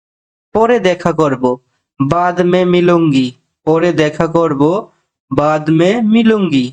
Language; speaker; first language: Hindi; non-native, local second language; Bangla